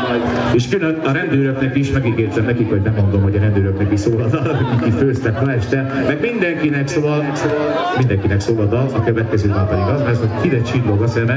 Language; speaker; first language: Hungarian; native; Hungarian